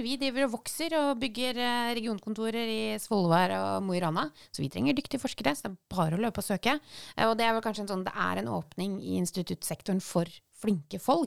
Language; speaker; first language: Norwegian; native; Norwegian